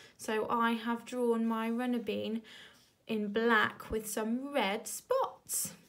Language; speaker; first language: English; native; English